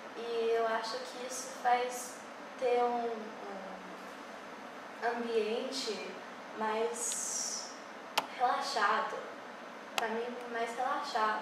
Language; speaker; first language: Portuguese; early bilingual, heritage; English